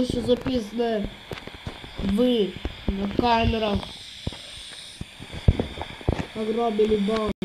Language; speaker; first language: Russian; native; Russian